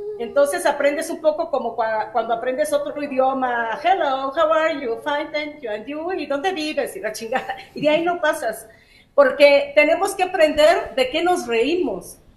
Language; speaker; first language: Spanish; non-native, local second language; Zapotec